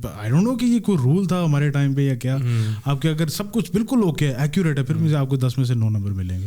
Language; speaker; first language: Urdu; non-native, local second language; Punjabi